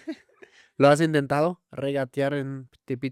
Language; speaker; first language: Spanish; native; Spanish